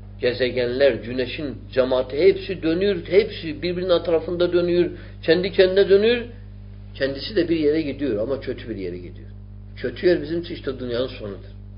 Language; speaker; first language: Turkish; non-native, fluent; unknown